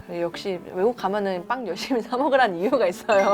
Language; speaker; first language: Korean; native; Korean